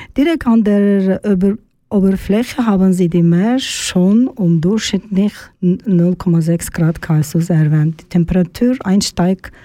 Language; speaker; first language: German; non-native, learner; Turkish